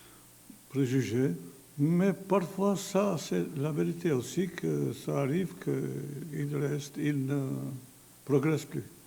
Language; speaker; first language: French; non-native, fluent; Albanian